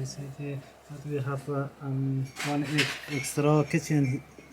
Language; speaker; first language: English; non-native, learner; Hazaragi